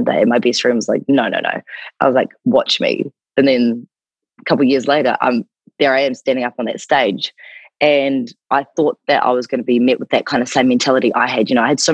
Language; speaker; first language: English; native; English